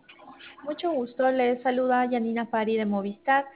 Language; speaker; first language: Spanish; native; Spanish